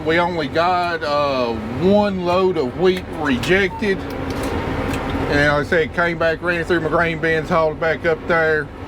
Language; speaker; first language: English; native; English